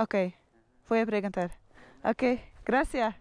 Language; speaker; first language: Spanish; non-native, learner; Dutch